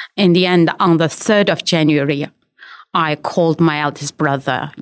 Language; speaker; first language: English; non-native, fluent; Chinese